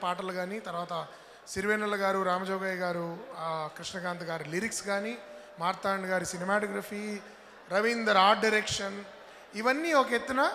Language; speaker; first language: Telugu; native; Telugu